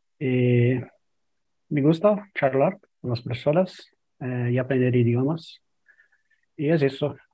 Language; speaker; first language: Spanish; non-native, learner; Portuguese